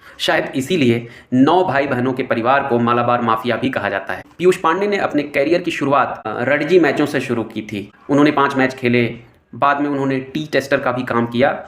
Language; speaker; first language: Hindi; native; Hindi